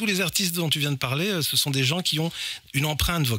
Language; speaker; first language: French; native; French